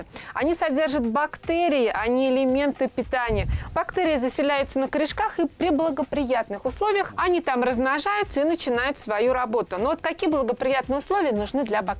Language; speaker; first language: Russian; native; Russian